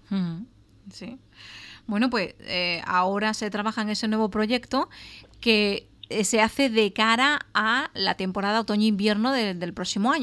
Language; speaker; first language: Spanish; native; Spanish